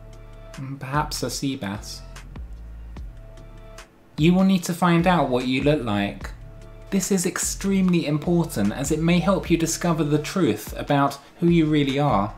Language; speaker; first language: English; native; English